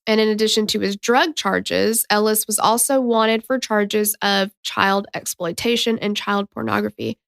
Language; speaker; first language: English; native; English